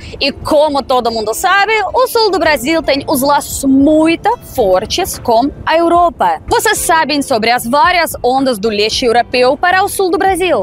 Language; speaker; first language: Portuguese; non-native, fluent; Russian